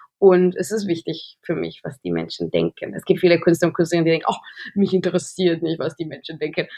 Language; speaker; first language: German; non-native, fluent; Spanish